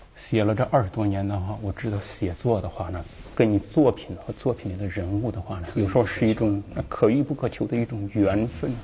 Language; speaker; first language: Chinese; native; Chinese